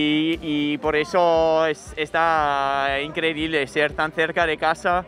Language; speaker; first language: Spanish; non-native, fluent; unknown